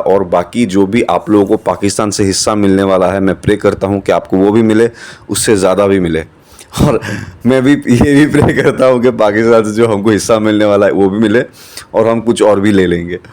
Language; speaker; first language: Hindi; non-native, local second language; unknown